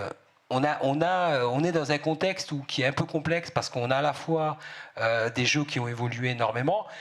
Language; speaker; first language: French; native; French